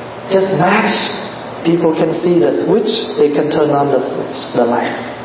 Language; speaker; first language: English; non-native, fluent; Vietnamese